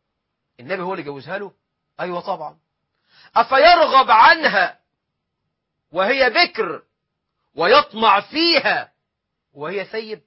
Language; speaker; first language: Arabic; native; Arabic